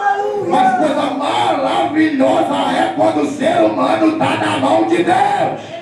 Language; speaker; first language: Portuguese; native; Portuguese